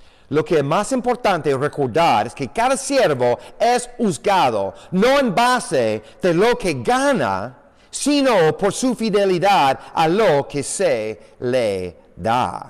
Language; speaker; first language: Spanish; non-native, fluent; English